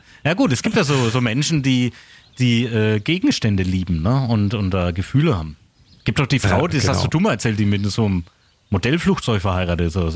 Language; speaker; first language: German; native; German